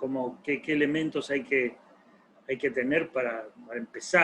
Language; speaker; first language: Spanish; native; Spanish